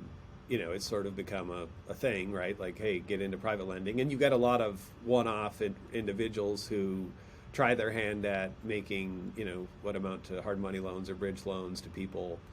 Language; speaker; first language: English; native; English